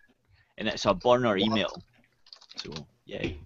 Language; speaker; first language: English; native; English